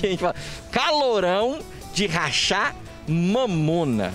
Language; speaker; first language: Portuguese; native; Portuguese